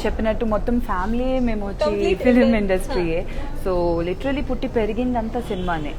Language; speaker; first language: Telugu; non-native, local second language; Tamil